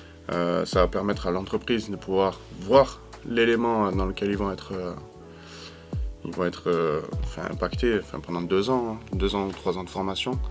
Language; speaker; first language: French; native; French